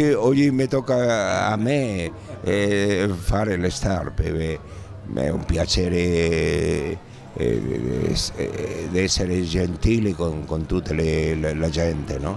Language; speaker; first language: Italian; non-native, learner; Spanish